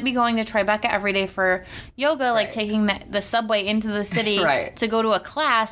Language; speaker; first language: English; native; English